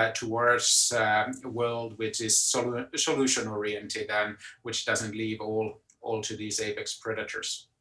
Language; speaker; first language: English; non-native, fluent; Finnish